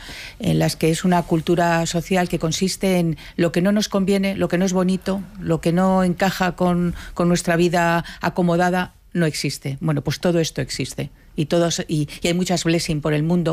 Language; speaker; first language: Spanish; native; Spanish